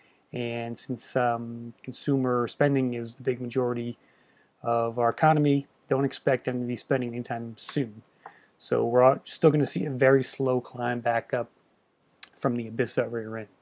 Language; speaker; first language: English; native; English